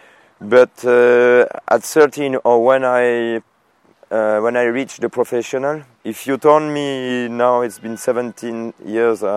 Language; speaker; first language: English; non-native, fluent; French